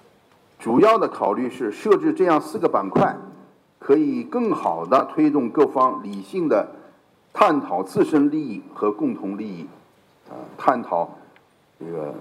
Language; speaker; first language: Chinese; native; Chinese